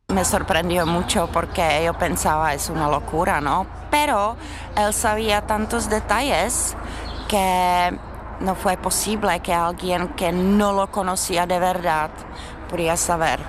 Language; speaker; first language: Spanish; non-native, fluent; Czech